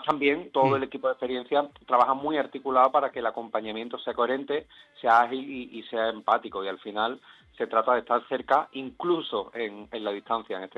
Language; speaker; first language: Spanish; native; Spanish